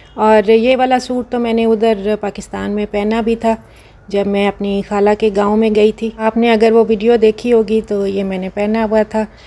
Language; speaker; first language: Urdu; non-native, local second language; Punjabi